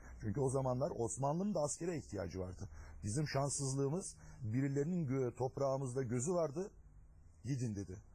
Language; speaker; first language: Turkish; non-native, local second language; Adyghe